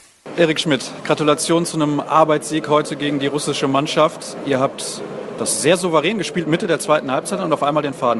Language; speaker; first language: German; native; German